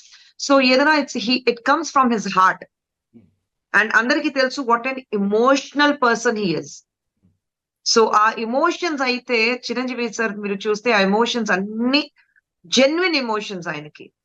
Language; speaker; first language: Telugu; non-native, fluent; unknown